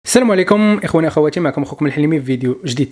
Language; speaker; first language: Arabic; native; Arabic